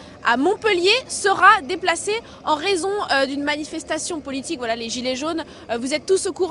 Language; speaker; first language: French; native; French